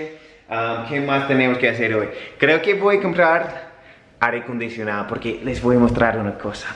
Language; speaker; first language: Spanish; native; Spanish